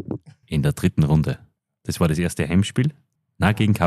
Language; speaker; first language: German; native; German